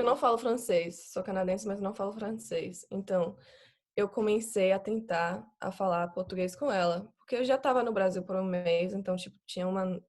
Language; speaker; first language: Portuguese; non-native, fluent; English